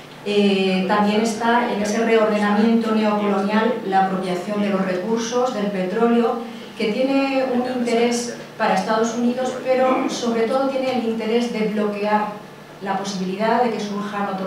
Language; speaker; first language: Spanish; native; Spanish